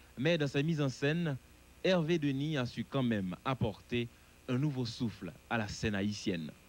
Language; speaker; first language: French; non-native, local second language; Haitian Creole